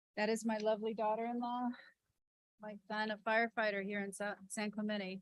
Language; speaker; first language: English; native; English